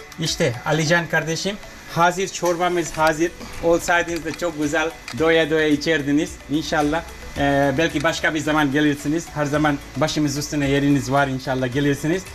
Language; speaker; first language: Turkish; non-native, learner; English